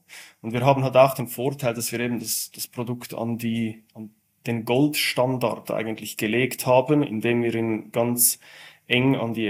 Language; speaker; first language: German; native; German